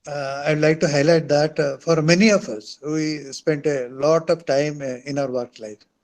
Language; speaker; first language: English; non-native, local second language; Odia